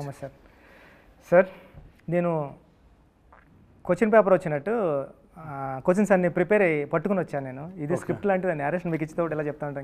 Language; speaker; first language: Telugu; native; Telugu